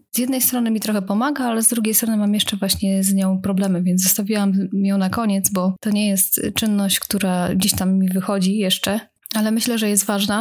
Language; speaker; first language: Polish; native; Polish